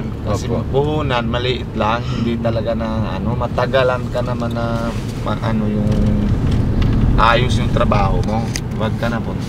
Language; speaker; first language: Filipino; non-native, local second language; Cebuano